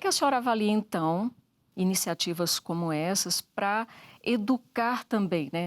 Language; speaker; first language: Portuguese; native; Portuguese